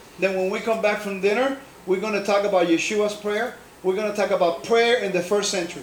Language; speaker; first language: English; non-native, fluent; Spanish